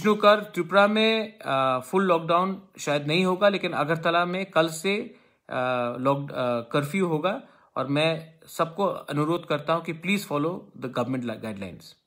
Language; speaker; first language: Hindi; non-native, local second language; Kok Borok